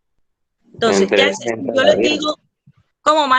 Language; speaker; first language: Spanish; native; Spanish